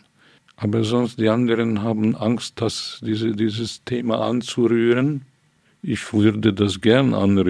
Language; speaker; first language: German; non-native, fluent; Hungarian